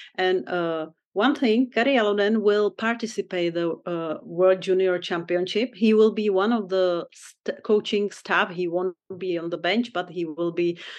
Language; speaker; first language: English; non-native, fluent; Czech